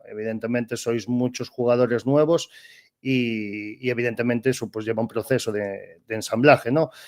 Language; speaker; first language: Spanish; non-native, local second language; Galician